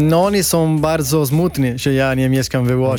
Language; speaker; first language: Polish; non-native, learner; Italian